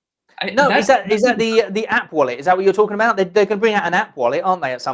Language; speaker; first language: English; native; English